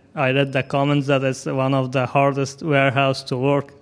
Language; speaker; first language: English; non-native, fluent; Persian